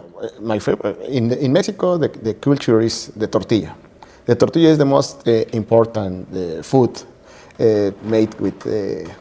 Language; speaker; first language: English; non-native, learner; Spanish